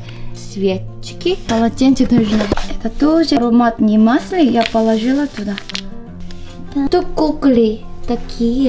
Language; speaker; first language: Russian; non-native, learner; Korean